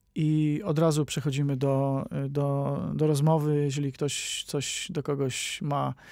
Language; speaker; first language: Polish; native; Polish